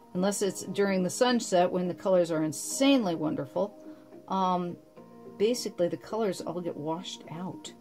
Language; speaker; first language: English; native; English